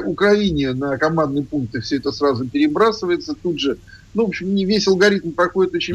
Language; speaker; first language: Russian; native; Russian